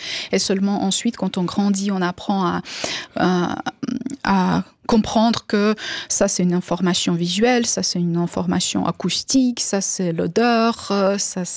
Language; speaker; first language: French; non-native, fluent; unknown